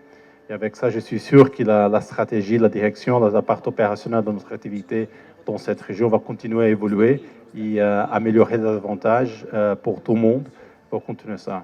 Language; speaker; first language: French; non-native, fluent; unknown